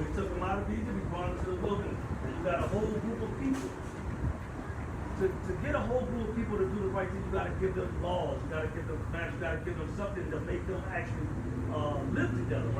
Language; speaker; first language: English; native; English